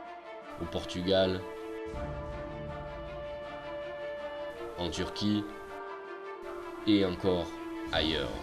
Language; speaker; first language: French; native; French